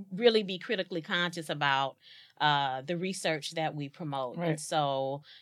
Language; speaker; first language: English; native; English